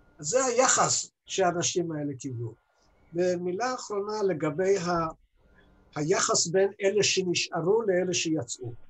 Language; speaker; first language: Hebrew; early bilingual, other home language; Persian